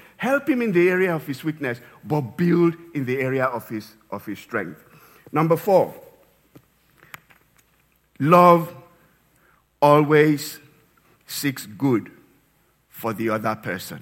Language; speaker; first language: English; non-native, local second language; Yoruba